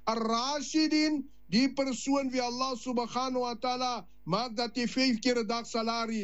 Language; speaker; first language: Dutch; non-native, learner; Afrikaans